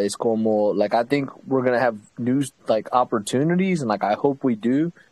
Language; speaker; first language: English; native; English